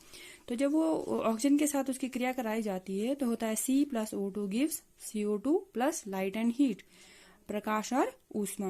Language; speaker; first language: Hindi; native; Hindi